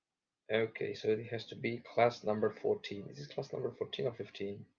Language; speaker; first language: English; non-native, fluent; Spanish